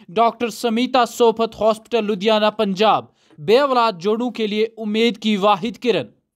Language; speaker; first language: Hindi; non-native, local second language; Kashmiri